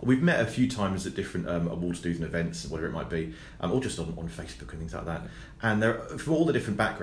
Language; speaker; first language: English; native; English